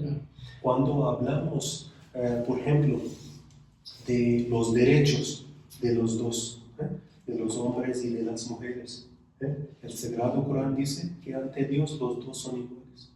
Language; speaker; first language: Spanish; non-native, fluent; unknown